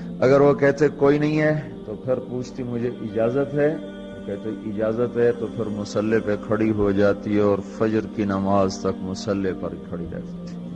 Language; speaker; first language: Urdu; non-native, local second language; Punjabi